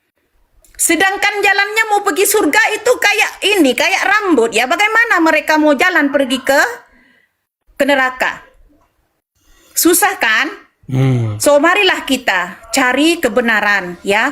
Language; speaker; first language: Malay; non-native, local second language; Madurese